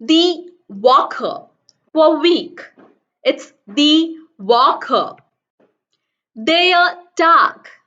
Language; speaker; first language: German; non-native, fluent; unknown